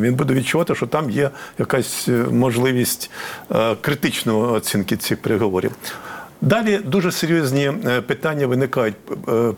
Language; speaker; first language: Ukrainian; native; Ukrainian